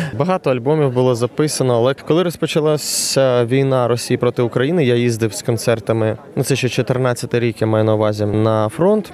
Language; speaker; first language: Ukrainian; non-native, local second language; Russian